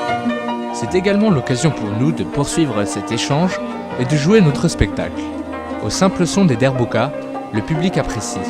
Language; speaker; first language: French; native; French